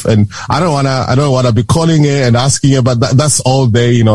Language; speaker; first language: English; non-native, local second language; Shona